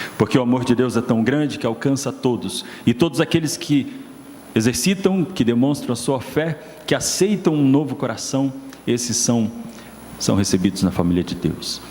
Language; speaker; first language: Portuguese; native; Portuguese